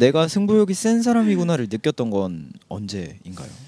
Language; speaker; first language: Korean; native; Korean